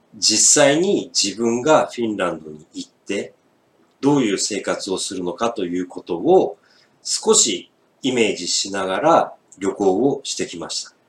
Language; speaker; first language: Japanese; native; Japanese